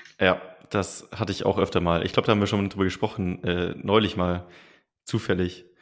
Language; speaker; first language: German; native; German